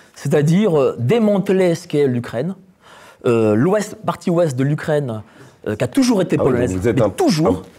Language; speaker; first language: French; non-native, fluent; Polish